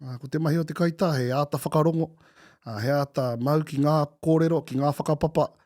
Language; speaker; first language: Māori; native; Māori